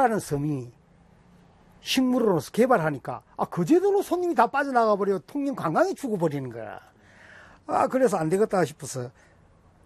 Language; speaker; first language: Korean; native; Korean